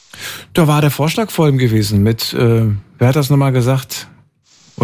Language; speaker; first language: German; native; German